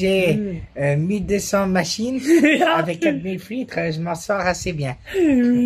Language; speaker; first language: French; native; French